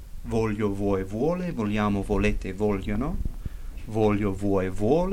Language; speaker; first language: Italian; non-native, fluent; English